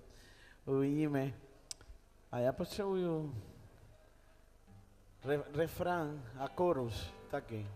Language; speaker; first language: Czech; non-native, learner; Spanish